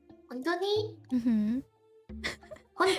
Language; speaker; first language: Japanese; non-native, learner; Korean